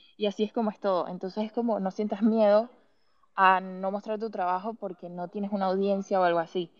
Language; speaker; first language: Spanish; native; Spanish